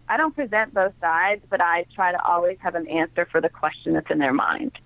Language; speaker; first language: English; native; English